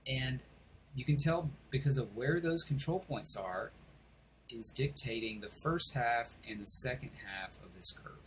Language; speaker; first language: English; native; English